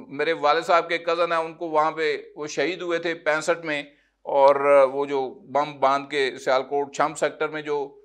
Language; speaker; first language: Urdu; non-native, local second language; Punjabi